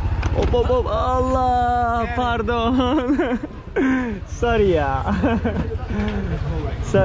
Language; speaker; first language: English; non-native, learner; Turkish